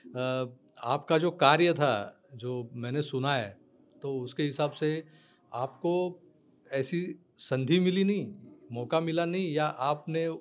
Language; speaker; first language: Hindi; non-native, local second language; Marathi